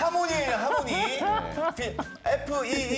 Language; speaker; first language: Korean; native; Korean